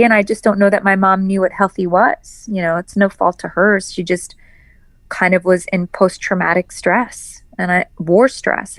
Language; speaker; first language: English; early bilingual, other home language; Persian